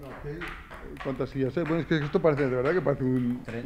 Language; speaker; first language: Spanish; native; Spanish